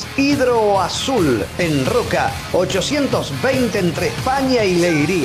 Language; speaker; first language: Spanish; native; Spanish